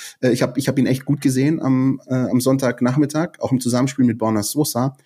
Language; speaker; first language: German; native; German